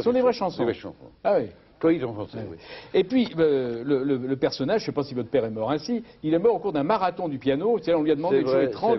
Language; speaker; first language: French; native; French